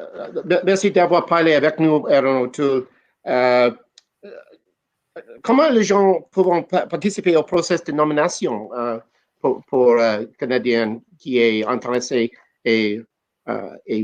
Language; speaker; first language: French; non-native, local second language; English